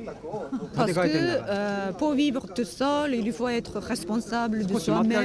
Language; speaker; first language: French; non-native, fluent; Japanese